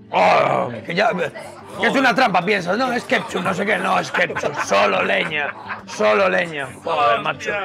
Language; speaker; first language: Spanish; native; Spanish